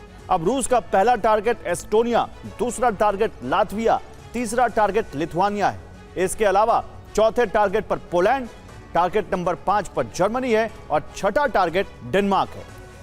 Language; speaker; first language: Hindi; native; Hindi